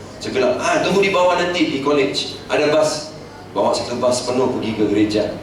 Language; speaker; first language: Malay; non-native, local second language; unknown